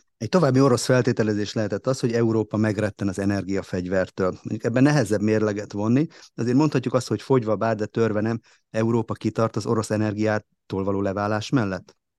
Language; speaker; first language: Hungarian; native; Hungarian